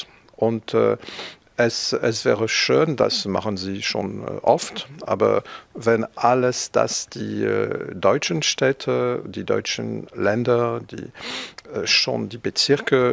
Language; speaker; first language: German; non-native, fluent; French